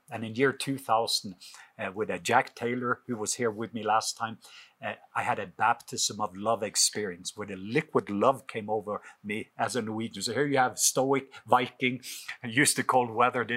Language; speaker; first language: English; non-native, fluent; Norwegian